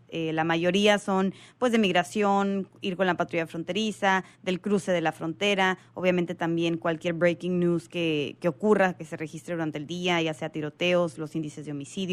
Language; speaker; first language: Spanish; native; Spanish